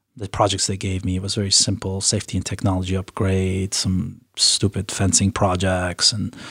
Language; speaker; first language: English; early bilingual, other home language; Persian